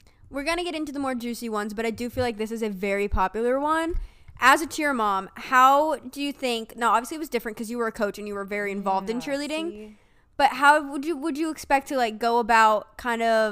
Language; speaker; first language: English; native; English